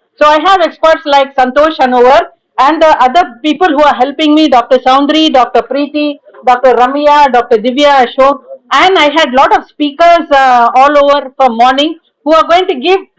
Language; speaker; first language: English; non-native, local second language; Tamil